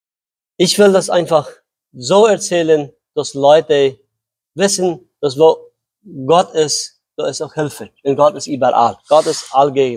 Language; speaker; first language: German; early bilingual, heritage; Low German